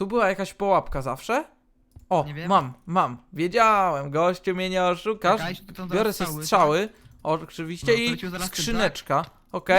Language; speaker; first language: Polish; native; Polish